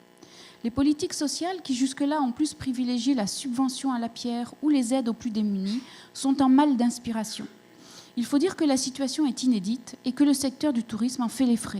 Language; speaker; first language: French; native; French